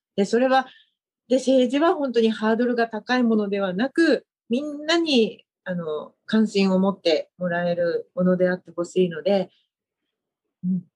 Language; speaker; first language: Japanese; native; Japanese